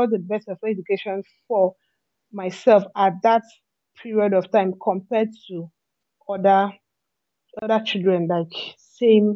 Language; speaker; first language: English; non-native, local second language; Igbo